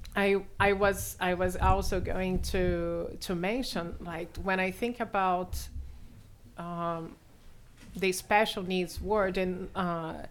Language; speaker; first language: English; non-native, fluent; Portuguese